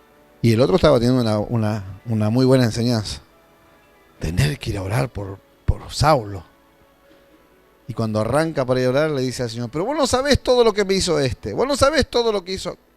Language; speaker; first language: Spanish; native; Spanish